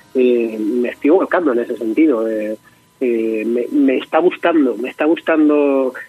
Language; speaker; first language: Spanish; native; Spanish